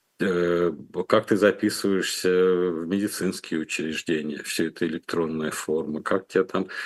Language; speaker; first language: Russian; native; Russian